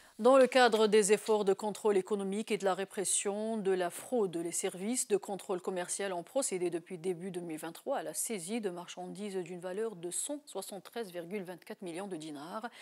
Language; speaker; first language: French; non-native, local second language; Arabic